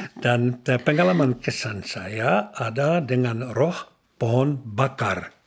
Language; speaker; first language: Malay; non-native, learner; Czech